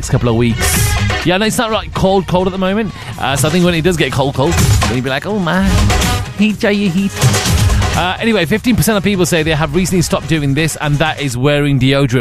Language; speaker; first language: English; native; English